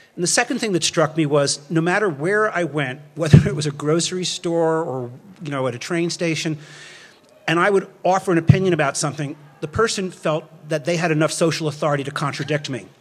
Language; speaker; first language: English; native; English